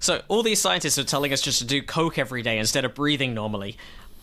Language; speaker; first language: English; native; English